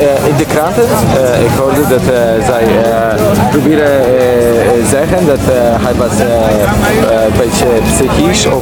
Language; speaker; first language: Dutch; non-native, learner; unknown